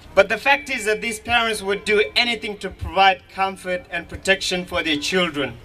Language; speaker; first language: English; early bilingual, other home language; Hazaragi